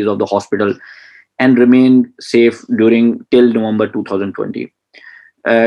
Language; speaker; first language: English; non-native, local second language; Punjabi